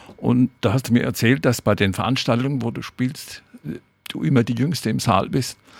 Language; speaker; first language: German; native; German